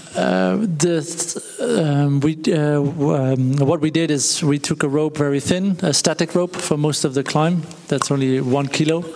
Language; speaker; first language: French; non-native, fluent; Dutch